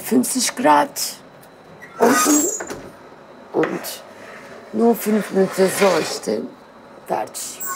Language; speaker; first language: German; non-native, learner; Turkish